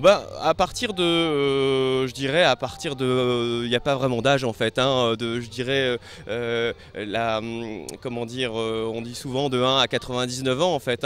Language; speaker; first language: French; native; French